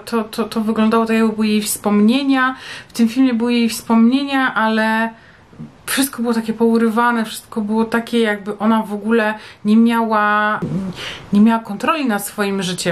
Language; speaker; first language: Polish; native; Polish